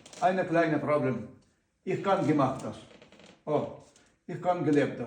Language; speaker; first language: German; non-native, learner; Ukrainian